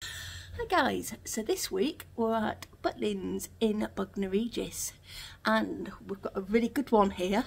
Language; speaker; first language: English; native; English